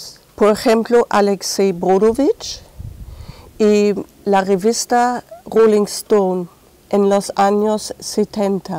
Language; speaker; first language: Spanish; non-native, fluent; German